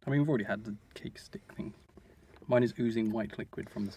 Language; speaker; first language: English; native; English